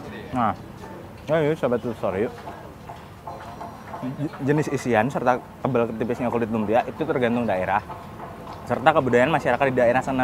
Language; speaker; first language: Indonesian; native; Indonesian